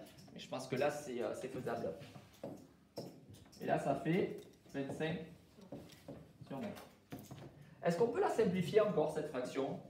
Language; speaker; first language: French; native; French